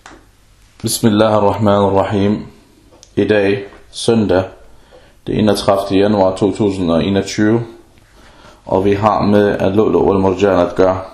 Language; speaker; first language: Danish; non-native, fluent; Arabic